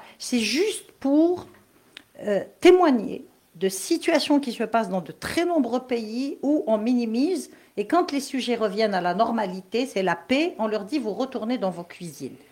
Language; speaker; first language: French; non-native, local second language; Kabyle